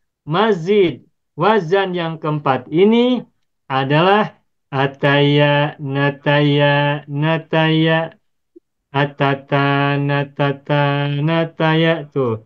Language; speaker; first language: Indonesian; native; Indonesian